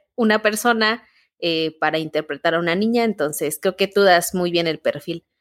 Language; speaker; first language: Spanish; native; Spanish